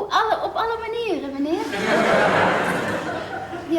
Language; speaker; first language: Dutch; native; Dutch